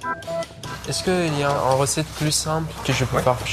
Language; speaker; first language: French; non-native, learner; Persian